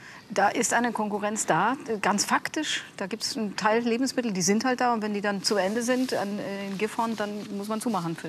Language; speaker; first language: German; native; German